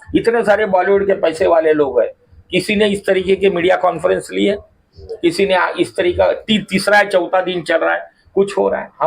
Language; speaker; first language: Hindi; non-native, local second language; Marathi